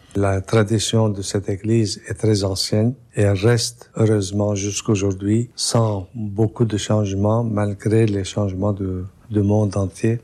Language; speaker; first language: French; non-native, local second language; Armenian